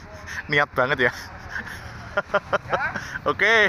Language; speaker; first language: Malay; non-native, local second language; Javanese